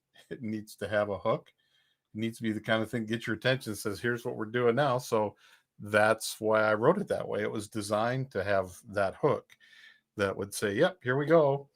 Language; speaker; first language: English; native; English